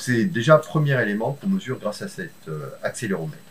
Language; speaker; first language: French; native; French